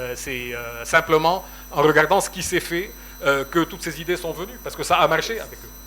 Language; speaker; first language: French; non-native, local second language; Arabic